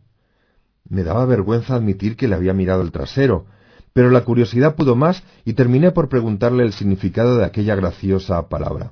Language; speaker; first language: Spanish; native; Spanish